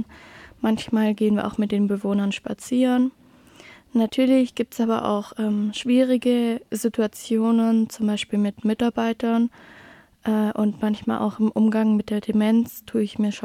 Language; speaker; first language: German; native; German